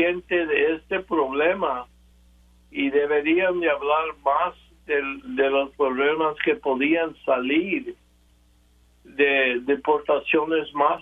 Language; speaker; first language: Spanish; early bilingual, other home language; English